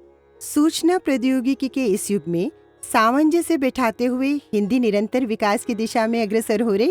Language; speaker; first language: Hindi; native; Hindi